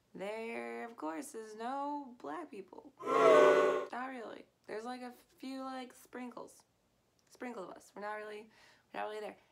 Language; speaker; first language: English; native; English